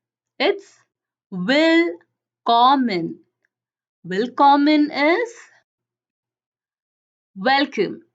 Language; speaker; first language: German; non-native, fluent; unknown